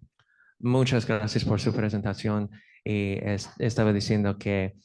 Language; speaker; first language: Spanish; non-native, fluent; English